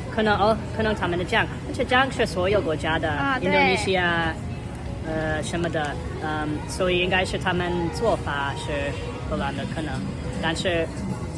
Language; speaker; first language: Chinese; non-native, fluent; English